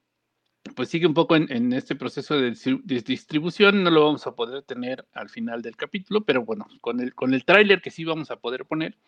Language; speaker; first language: Spanish; native; Spanish